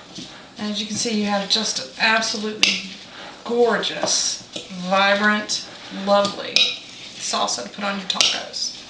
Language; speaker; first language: English; native; English